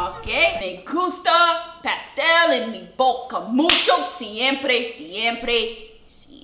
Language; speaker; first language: Spanish; non-native, learner; English